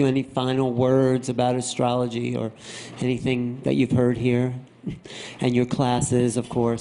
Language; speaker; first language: English; native; English